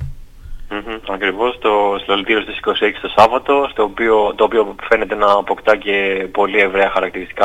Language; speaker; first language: Greek; native; Greek